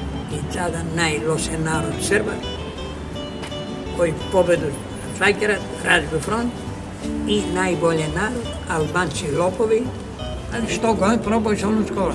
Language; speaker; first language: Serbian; early bilingual, heritage; Greek